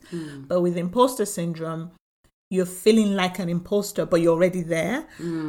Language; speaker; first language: English; non-native, local second language; Yoruba